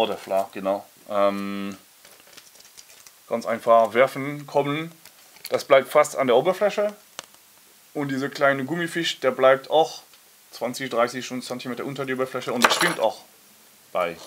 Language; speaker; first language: German; non-native, learner; French